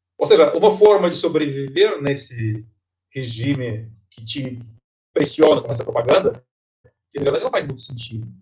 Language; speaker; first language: Portuguese; non-native, fluent; Russian